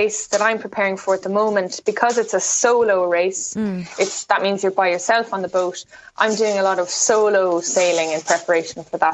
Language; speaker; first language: English; native; English